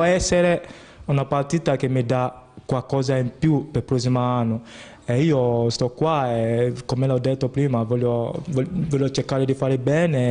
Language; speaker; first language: Italian; non-native, fluent; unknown